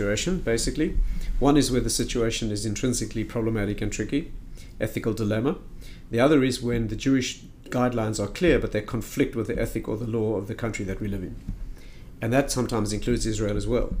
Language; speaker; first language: English; native; English